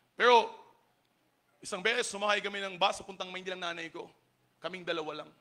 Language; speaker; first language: Filipino; native; Filipino